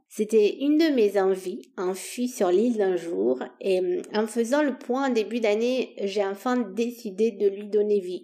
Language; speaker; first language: French; non-native, fluent; Romanian